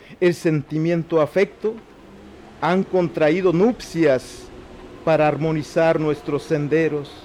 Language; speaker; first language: Spanish; non-native, local second language; Zapotec